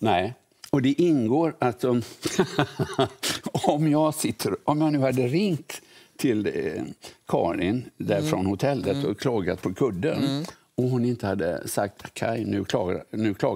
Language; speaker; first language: Swedish; native; Swedish